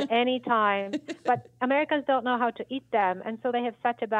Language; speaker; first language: English; non-native, fluent; Polish